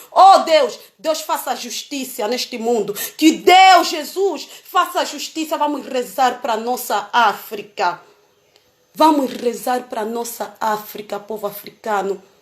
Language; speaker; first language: Portuguese; native; Portuguese